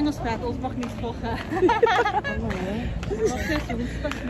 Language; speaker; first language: Dutch; early bilingual, other home language; Turkish